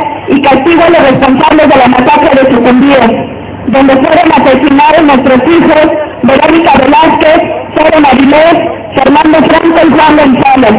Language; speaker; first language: Spanish; native; Spanish